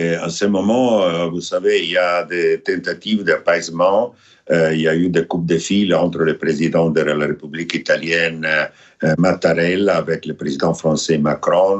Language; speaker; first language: French; non-native, fluent; Italian